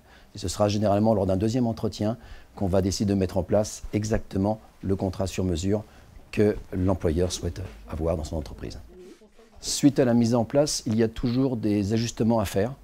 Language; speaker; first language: French; native; French